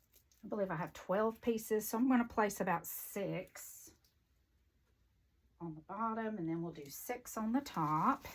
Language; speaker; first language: English; native; English